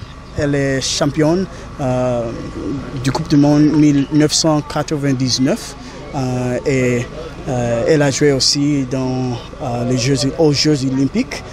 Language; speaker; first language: French; non-native, learner; English